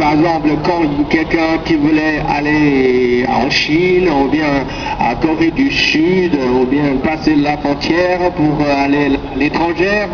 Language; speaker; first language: French; non-native, learner; Korean